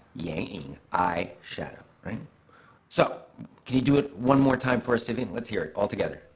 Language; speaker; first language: English; native; English